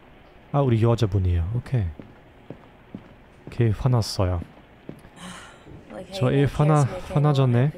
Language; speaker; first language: Korean; non-native, fluent; German